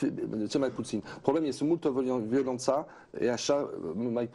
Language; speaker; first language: Romanian; non-native, learner; French